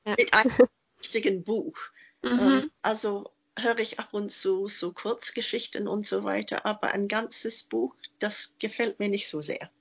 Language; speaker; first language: German; non-native, fluent; English